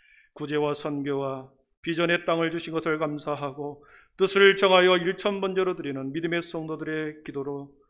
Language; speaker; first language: Korean; native; Korean